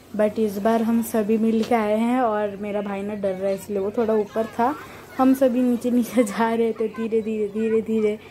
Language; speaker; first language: Hindi; non-native, local second language; Bangla